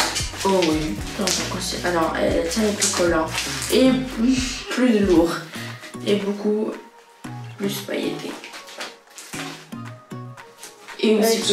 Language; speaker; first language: French; early bilingual, other home language; Russian